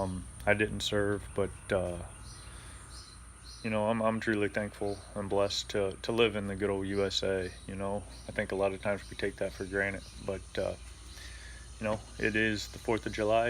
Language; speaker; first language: English; native; English